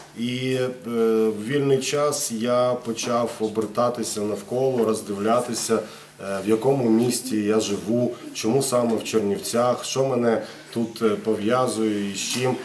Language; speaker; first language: Ukrainian; non-native, local second language; Russian